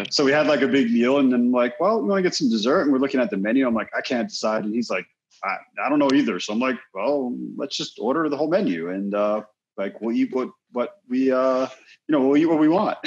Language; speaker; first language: English; native; English